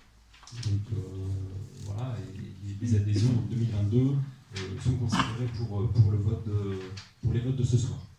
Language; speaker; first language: French; native; French